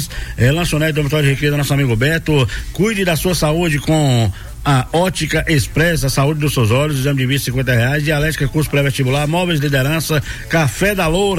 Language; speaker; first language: Portuguese; native; Portuguese